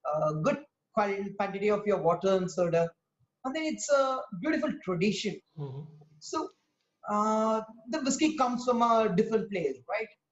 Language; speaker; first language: English; non-native, local second language; Tamil